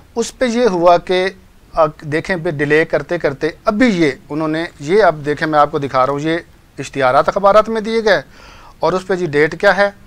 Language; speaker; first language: Urdu; non-native, local second language; Punjabi